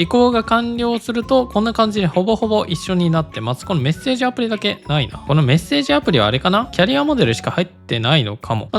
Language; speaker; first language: Japanese; native; Japanese